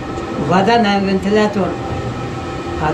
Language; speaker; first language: Russian; non-native, learner; Tajik